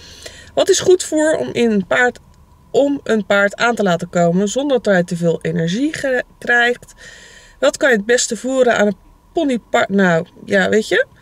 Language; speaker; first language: Dutch; native; Dutch